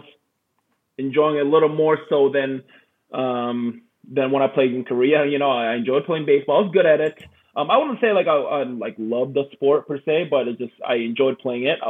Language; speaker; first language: English; early bilingual, other home language; Korean